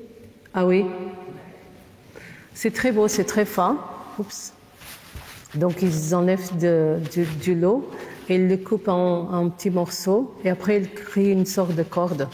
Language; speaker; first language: French; non-native, fluent; Portuguese